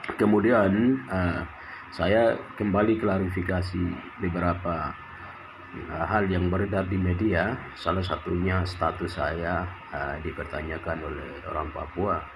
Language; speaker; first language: Indonesian; native; Indonesian